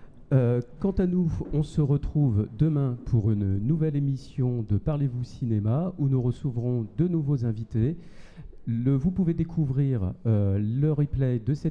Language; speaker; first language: French; native; French